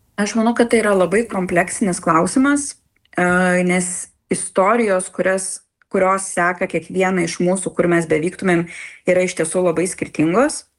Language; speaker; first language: Lithuanian; native; Lithuanian